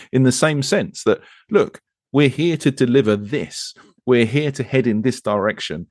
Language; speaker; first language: English; native; English